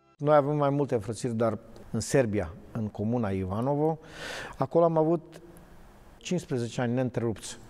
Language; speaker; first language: Romanian; non-native, local second language; Bulgarian